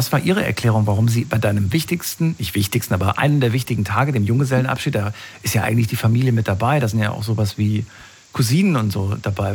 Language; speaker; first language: German; native; German